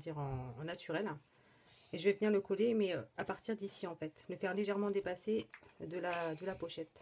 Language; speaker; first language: French; native; French